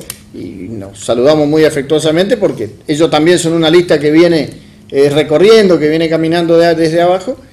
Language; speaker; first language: Spanish; native; Spanish